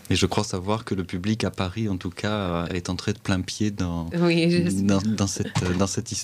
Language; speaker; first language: French; native; French